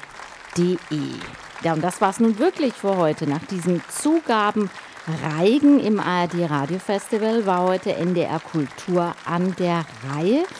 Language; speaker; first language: German; native; German